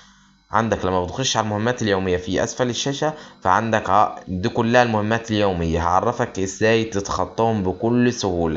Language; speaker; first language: Arabic; native; Arabic